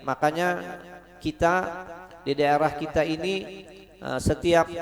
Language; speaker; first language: Indonesian; non-native, local second language; Banjar